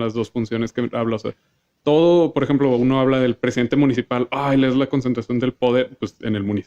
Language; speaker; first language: Spanish; native; Spanish